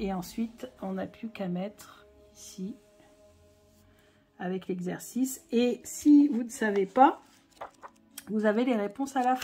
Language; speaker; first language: French; native; French